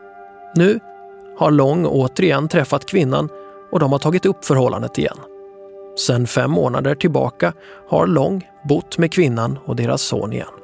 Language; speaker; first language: Swedish; native; Swedish